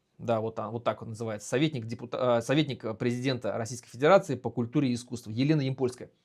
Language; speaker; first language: Russian; non-native, local second language; Bashkir